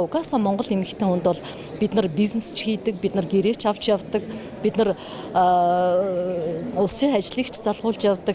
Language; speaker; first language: Mongolian; native; Mongolian